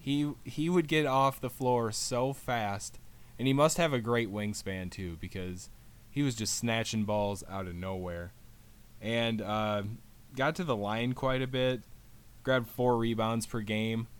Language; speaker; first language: English; native; English